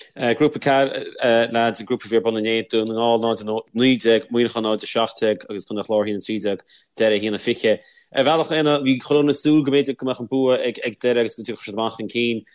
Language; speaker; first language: Irish; native; Irish